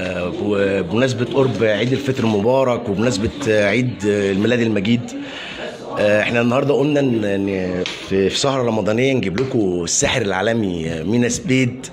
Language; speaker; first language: Arabic; native; Arabic